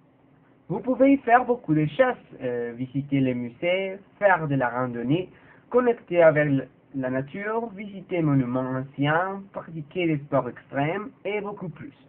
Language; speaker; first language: French; non-native, learner; Spanish